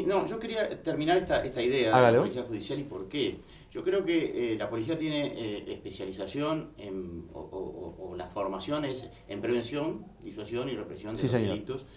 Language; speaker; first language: Spanish; native; Spanish